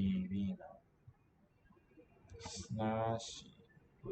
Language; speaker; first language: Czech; non-native, learner; English